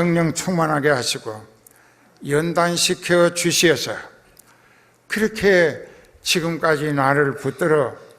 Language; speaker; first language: Korean; native; Korean